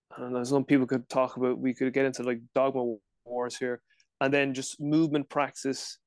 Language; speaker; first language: English; native; English